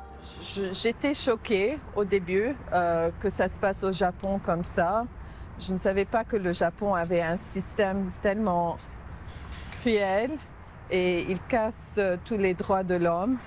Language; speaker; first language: French; non-native, local second language; Arabic